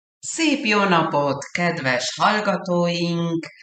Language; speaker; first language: Hungarian; early bilingual, heritage; Hungarian